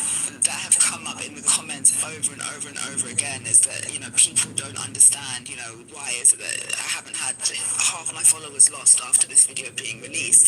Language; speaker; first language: English; native; English